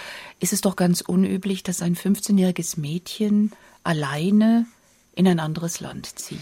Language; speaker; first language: German; native; German